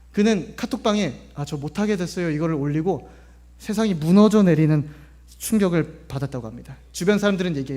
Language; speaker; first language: Korean; native; Korean